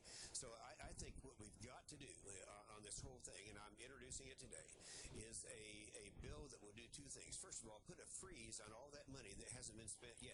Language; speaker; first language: English; native; English